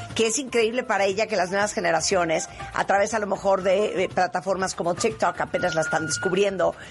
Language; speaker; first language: Spanish; native; Spanish